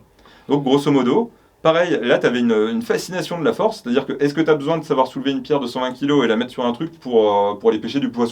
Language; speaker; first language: French; native; French